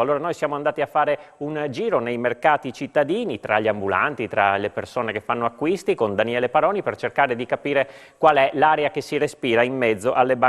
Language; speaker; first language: Italian; native; Italian